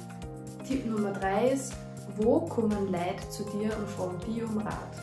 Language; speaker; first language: German; native; German